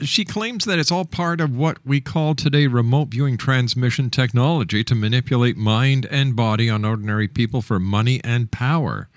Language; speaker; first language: English; native; English